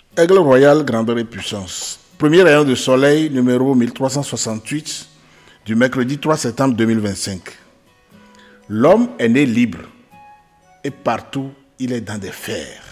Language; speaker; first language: French; non-native, local second language; Ewe